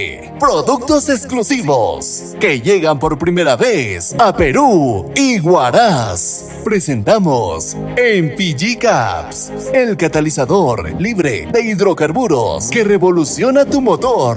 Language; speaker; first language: Spanish; native; Spanish